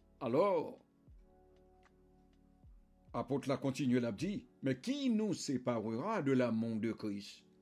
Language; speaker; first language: French; non-native, local second language; Haitian Creole